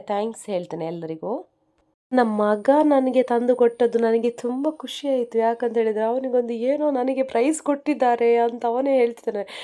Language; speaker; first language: Kannada; non-native, local second language; Konkani